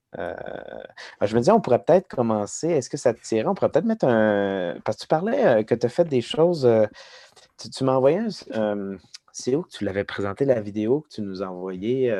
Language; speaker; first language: French; native; French